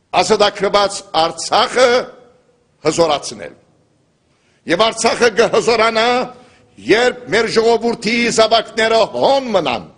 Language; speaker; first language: Armenian; early bilingual, heritage; Armenian